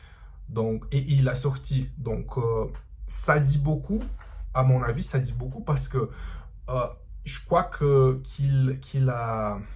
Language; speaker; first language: French; non-native, learner; Portuguese